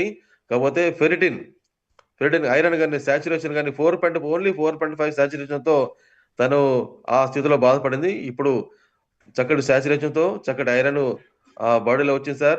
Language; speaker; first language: Telugu; native; Telugu